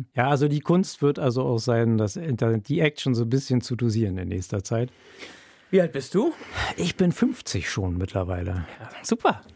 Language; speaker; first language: German; native; German